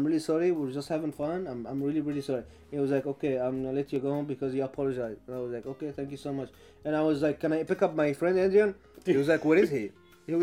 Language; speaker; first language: English; non-native, fluent; Arabic